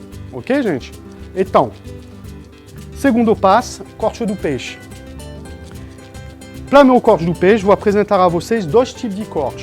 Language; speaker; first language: Portuguese; non-native, fluent; French